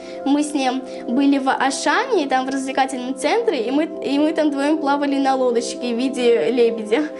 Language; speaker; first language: Russian; native; Russian